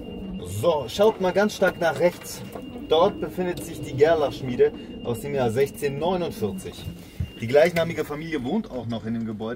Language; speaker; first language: German; native; German